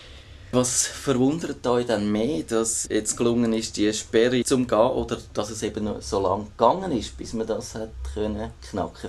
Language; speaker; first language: German; native; German